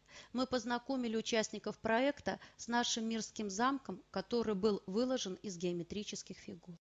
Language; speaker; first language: Russian; native; Russian